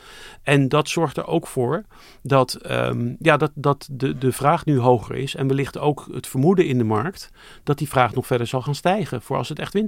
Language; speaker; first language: Dutch; native; Dutch